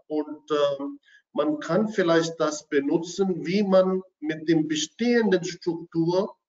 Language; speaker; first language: German; non-native, fluent; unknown